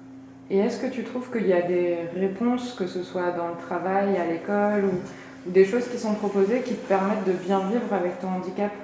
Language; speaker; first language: French; native; French